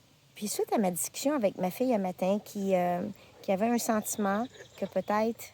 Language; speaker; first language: French; native; French